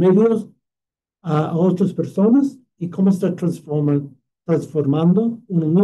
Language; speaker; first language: Spanish; non-native, fluent; English